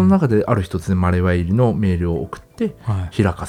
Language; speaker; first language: Japanese; native; Japanese